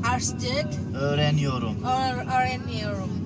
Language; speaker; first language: Turkish; non-native, learner; Indonesian